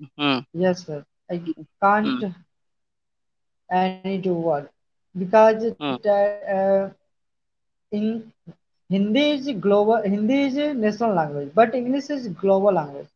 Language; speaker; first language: English; non-native, learner; Hindi